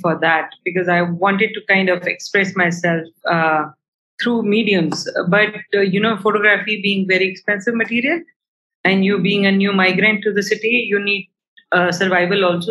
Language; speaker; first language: English; non-native, local second language; Hindi